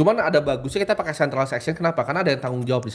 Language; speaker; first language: Indonesian; native; Indonesian